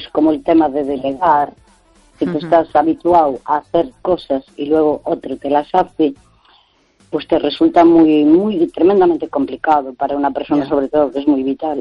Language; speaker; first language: Spanish; native; Spanish